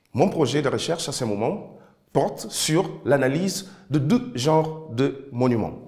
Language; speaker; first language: French; non-native, fluent; Kabuverdianu